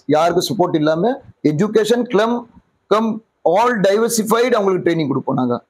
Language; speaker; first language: Tamil; non-native, local second language; Gujarati